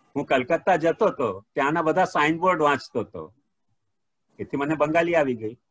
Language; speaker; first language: Gujarati; non-native, local second language; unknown